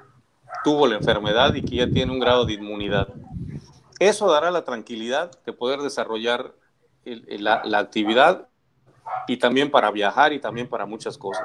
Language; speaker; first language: Spanish; native; Spanish